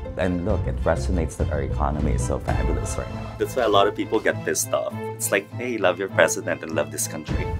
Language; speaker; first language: English; non-native, local second language; Filipino